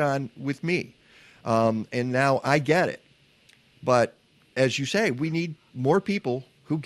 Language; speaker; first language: English; native; English